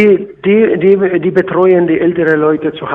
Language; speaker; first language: German; non-native, fluent; Polish